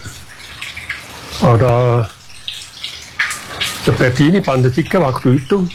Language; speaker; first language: Indonesian; non-native, fluent; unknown